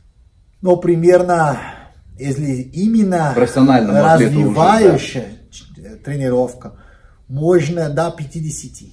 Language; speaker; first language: Russian; non-native, learner; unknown